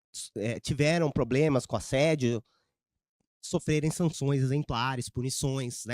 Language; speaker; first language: Portuguese; native; Portuguese